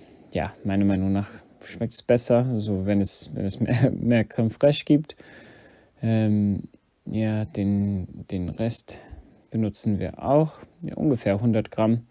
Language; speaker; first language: German; non-native, fluent; English